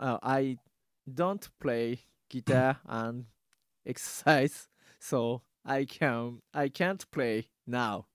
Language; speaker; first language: English; non-native, learner; Japanese